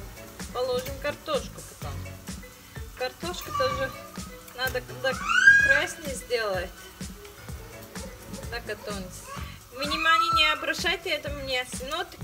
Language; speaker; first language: Russian; non-native, learner; Tajik